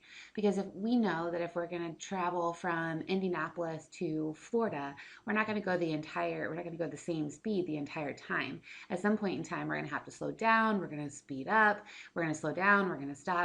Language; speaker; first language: English; native; English